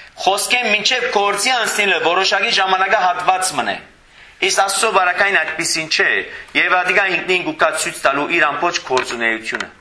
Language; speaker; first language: Armenian; native; Armenian